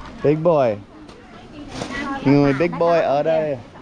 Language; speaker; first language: Vietnamese; non-native, learner; English